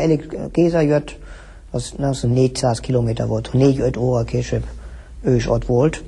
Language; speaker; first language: Hungarian; early bilingual, heritage; Hungarian